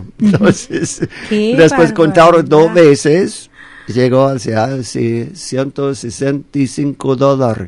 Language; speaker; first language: Spanish; non-native, fluent; English